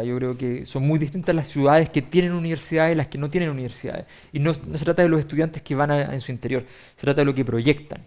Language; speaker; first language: Spanish; native; Spanish